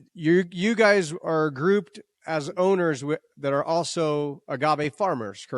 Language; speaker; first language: English; native; English